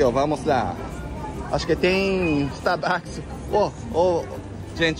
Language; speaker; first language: Portuguese; non-native, fluent; Japanese